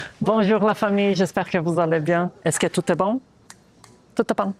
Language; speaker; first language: French; non-native, fluent; Portuguese